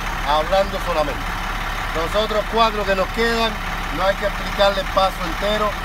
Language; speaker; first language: Spanish; native; Spanish